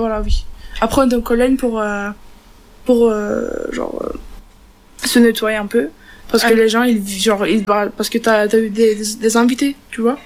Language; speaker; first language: French; non-native, learner; Turkish